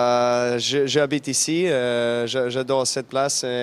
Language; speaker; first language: French; non-native, learner; Serbian